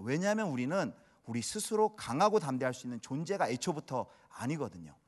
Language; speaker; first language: Korean; native; Korean